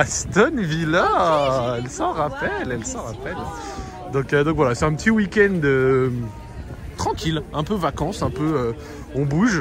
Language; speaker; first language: French; native; French